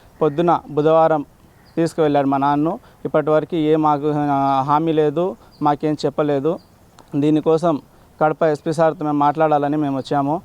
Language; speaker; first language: Telugu; native; Telugu